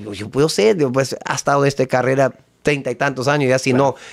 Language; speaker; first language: Spanish; early bilingual, heritage; Spanish